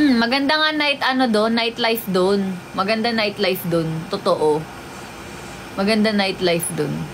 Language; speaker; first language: Filipino; non-native, local second language; Waray